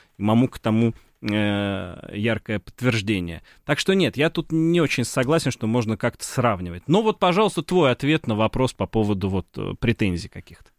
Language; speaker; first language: Russian; native; Russian